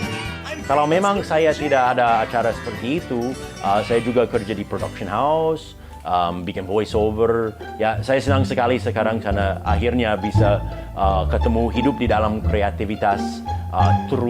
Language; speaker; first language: Indonesian; non-native, fluent; English